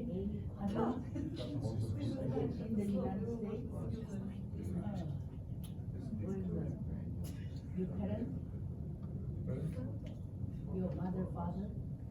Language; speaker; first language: English; non-native, learner; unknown